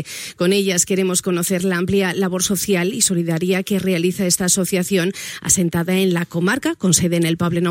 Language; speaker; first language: Spanish; native; Spanish